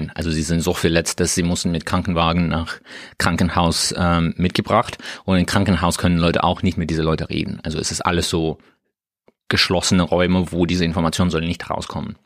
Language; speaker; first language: German; non-native, learner; Russian